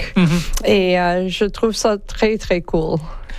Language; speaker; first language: French; non-native, local second language; English